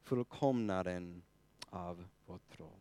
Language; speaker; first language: Swedish; non-native, fluent; English